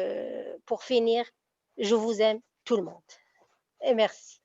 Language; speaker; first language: French; non-native, local second language; Arabic